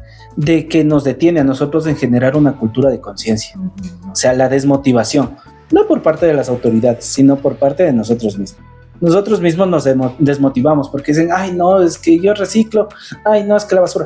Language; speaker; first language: Spanish; native; Spanish